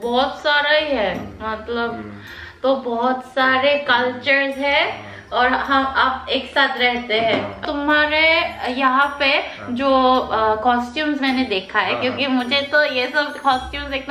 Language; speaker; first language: Hindi; non-native, learner; Korean